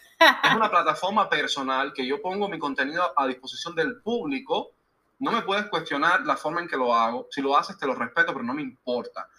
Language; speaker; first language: Spanish; native; Spanish